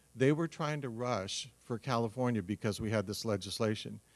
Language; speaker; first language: English; native; English